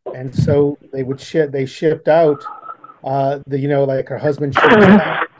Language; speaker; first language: English; native; English